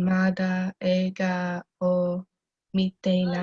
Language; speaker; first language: Japanese; non-native, learner; English